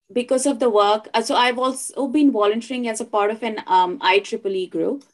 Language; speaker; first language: English; non-native, local second language; Hindi